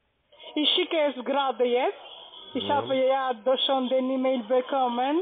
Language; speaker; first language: German; non-native, learner; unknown